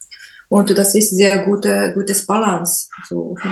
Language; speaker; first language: German; non-native, learner; Japanese